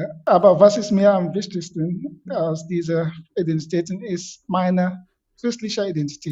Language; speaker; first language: German; non-native, fluent; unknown